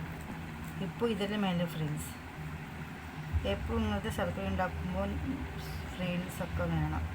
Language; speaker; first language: Malayalam; non-native, fluent; Hindi